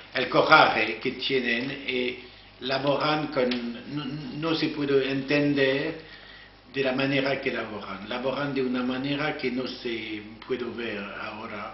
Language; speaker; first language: Spanish; non-native, learner; French